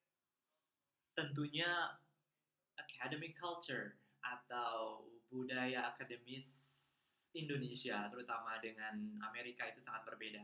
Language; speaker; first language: Indonesian; non-native, local second language; Balinese